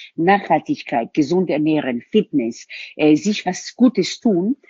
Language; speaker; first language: German; non-native, fluent; Hebrew